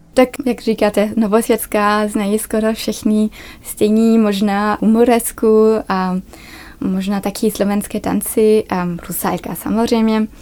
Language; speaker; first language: Czech; early bilingual, other home language; German